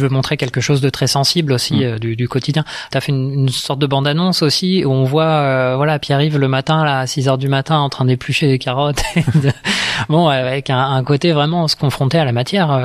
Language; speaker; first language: French; native; French